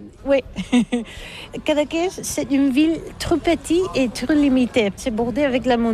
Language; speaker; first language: French; non-native, learner; Catalan